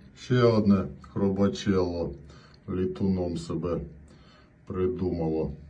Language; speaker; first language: Ukrainian; native; Ukrainian